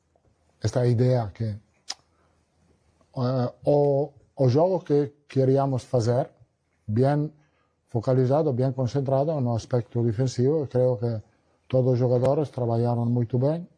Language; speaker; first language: Portuguese; non-native, learner; Italian